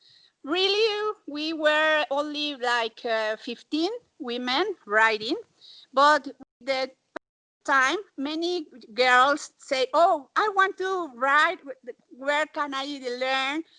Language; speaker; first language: English; non-native, learner; Spanish